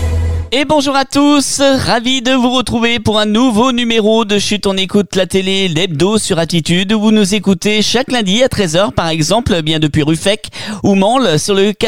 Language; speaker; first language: French; native; French